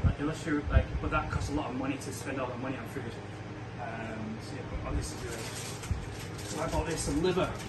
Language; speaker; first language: English; native; English